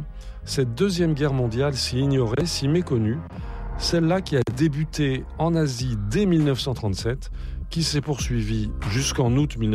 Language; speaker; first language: French; native; French